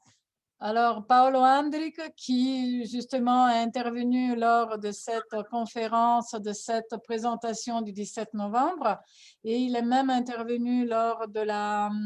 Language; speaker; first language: French; non-native, fluent; Italian